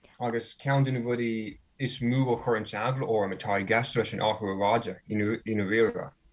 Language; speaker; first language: Irish; non-native, fluent; English